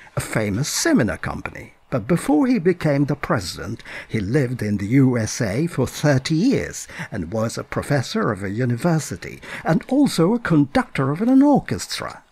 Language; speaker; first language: English; non-native, fluent; Japanese